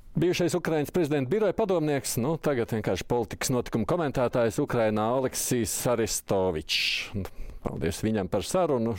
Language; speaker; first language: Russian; non-native, local second language; Latvian